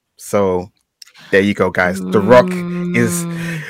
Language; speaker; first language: English; native; English